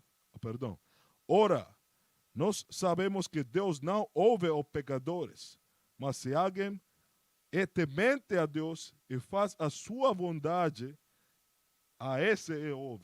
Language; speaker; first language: Portuguese; non-native, fluent; Spanish